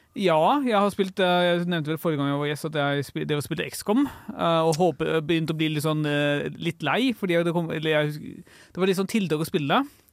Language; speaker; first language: Norwegian; native; Norwegian